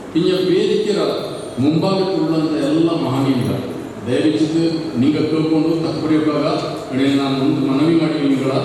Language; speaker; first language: Kannada; non-native, local second language; Kodava